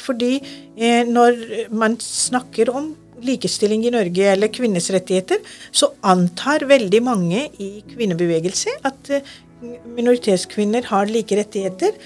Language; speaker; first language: Norwegian; non-native, fluent; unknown